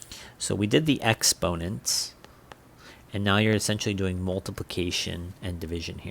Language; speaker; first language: English; native; English